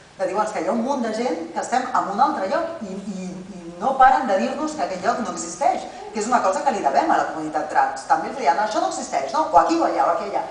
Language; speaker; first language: Catalan; non-native, local second language; Spanish